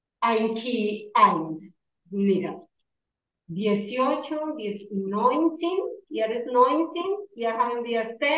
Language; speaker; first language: German; non-native, learner; Spanish